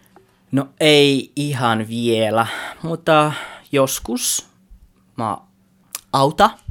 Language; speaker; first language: Finnish; non-native, learner; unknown